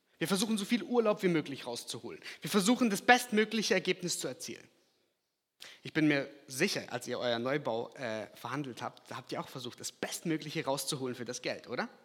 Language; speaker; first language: German; early bilingual, other home language; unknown